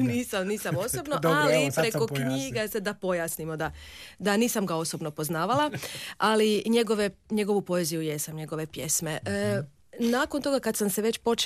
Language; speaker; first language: Croatian; non-native, local second language; Hungarian